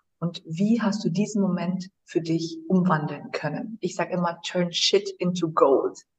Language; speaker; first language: German; early bilingual, other home language; Vietnamese